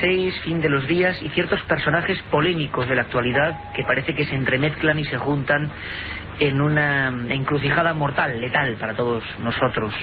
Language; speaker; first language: Spanish; native; Spanish